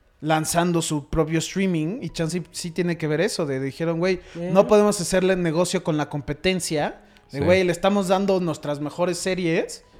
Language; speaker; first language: Spanish; native; Spanish